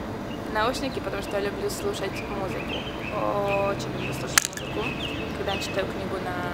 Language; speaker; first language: Russian; early bilingual, heritage; Russian